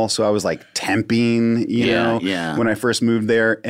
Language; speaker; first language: English; native; English